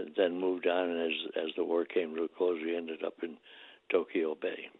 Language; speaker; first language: English; native; English